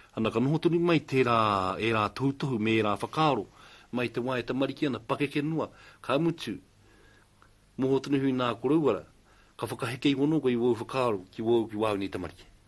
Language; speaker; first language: Māori; native; Māori